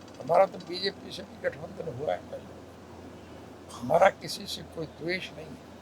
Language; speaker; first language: Hindi; native; Hindi